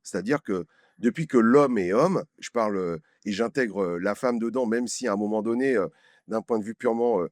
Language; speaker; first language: French; native; French